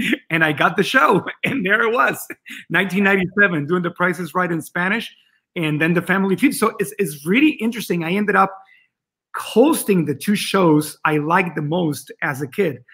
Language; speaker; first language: English; non-native, fluent; Spanish